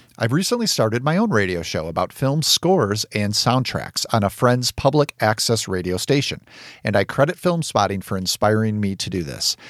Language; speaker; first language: English; native; English